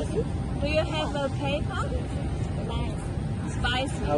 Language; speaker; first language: English; non-native, fluent; German